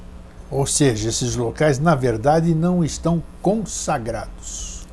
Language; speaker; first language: Portuguese; native; Portuguese